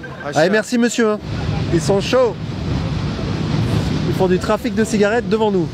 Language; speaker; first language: French; native; French